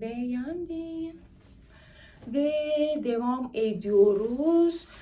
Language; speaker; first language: Turkish; non-native, fluent; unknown